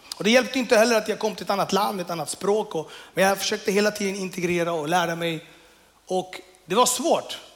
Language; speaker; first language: Swedish; early bilingual, other home language; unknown